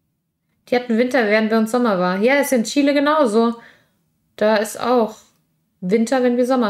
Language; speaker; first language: German; native; German